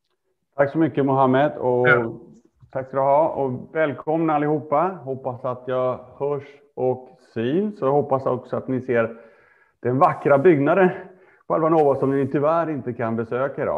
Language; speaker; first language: Swedish; native; Swedish